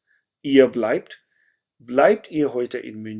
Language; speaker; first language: German; non-native, fluent; Hindi